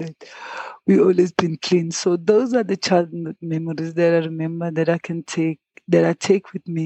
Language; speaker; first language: English; non-native, local second language; Zulu